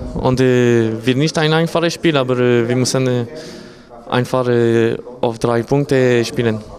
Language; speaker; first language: German; non-native, local second language; French